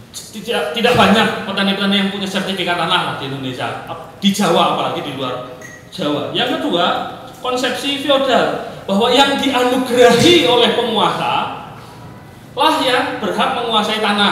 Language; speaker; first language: Indonesian; native; Indonesian